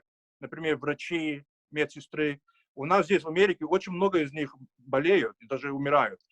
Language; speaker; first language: Russian; early bilingual, heritage; Russian